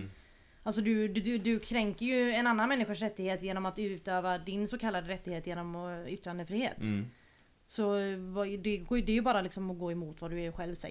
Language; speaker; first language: Swedish; native; Swedish